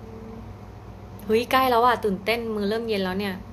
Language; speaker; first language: Thai; native; Thai